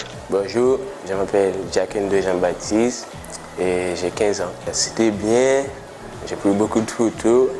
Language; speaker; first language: French; early bilingual, other home language; Haitian Creole